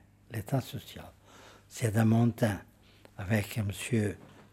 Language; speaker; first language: French; non-native, fluent; Portuguese